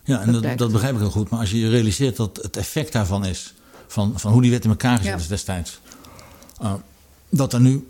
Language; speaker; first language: Dutch; native; Dutch